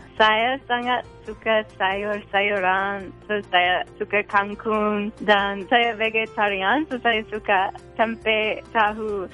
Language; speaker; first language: Indonesian; non-native, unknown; English